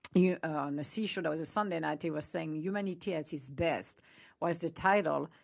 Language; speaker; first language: English; non-native, fluent; Italian